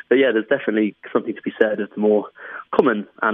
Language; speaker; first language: English; native; English